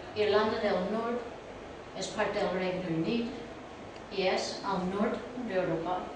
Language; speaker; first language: Catalan; non-native, learner; English